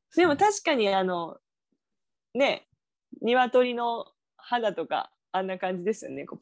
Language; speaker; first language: Japanese; native; Japanese